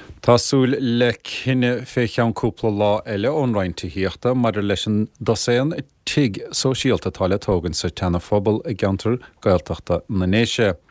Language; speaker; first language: Irish; native; Irish